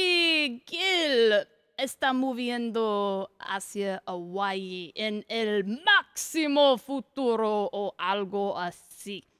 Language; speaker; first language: Spanish; non-native, learner; English